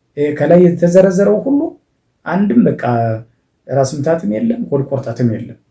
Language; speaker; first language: Amharic; native; Amharic